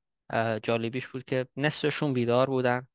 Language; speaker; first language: Persian; early bilingual, heritage; Persian